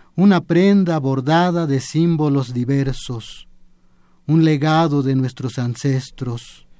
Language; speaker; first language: Spanish; non-native, local second language; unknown